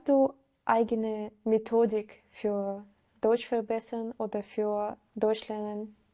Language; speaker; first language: German; non-native, learner; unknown